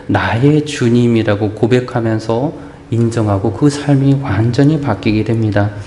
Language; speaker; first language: Korean; native; Korean